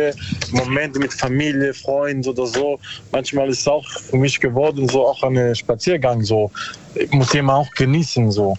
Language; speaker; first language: German; non-native, learner; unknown